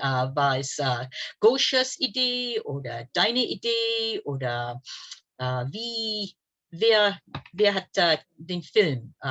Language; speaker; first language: German; early bilingual, heritage; German